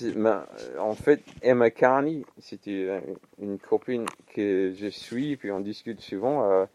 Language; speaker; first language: French; non-native, fluent; English